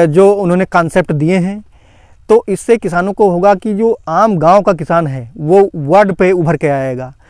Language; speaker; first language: Hindi; native; Hindi